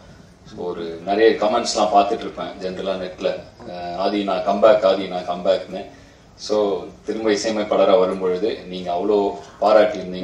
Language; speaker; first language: Tamil; native; Tamil